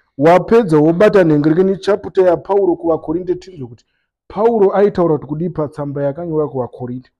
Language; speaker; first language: Shona; native; Shona